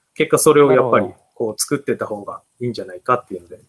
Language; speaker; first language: Japanese; native; Japanese